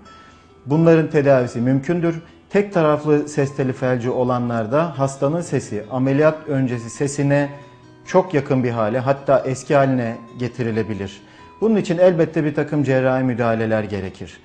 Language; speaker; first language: Turkish; native; Turkish